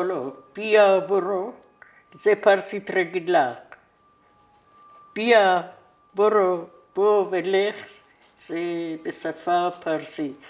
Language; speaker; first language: Hebrew; non-native, fluent; Persian